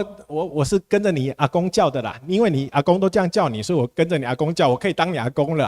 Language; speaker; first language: Chinese; native; Chinese